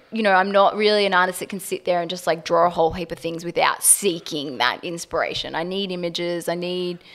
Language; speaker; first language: English; native; English